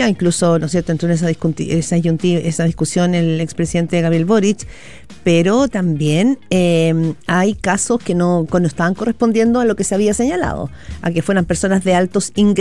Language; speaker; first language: Spanish; native; Spanish